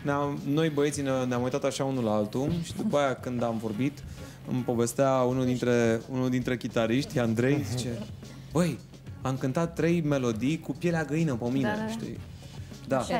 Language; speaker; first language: Romanian; native; Romanian